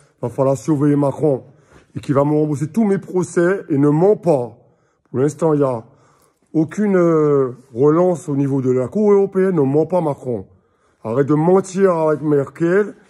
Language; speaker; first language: French; native; French